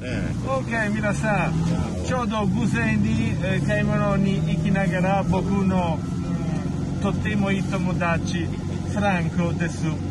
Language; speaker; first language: Japanese; non-native, learner; Italian